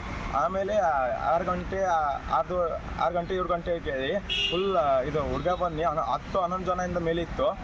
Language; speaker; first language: Kannada; non-native, learner; Nepali